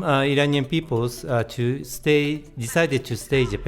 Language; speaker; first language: English; non-native, learner; Japanese